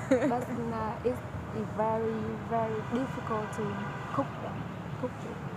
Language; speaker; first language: English; non-native, learner; Vietnamese